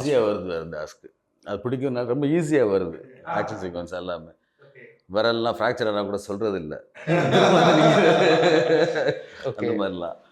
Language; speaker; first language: Tamil; native; Tamil